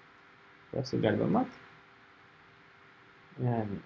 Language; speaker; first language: Turkish; non-native, fluent; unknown